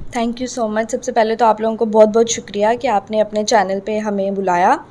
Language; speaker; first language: Hindi; native; Hindi